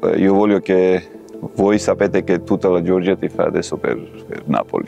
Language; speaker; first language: Italian; non-native, fluent; Georgian